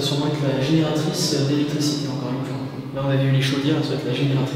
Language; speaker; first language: French; native; French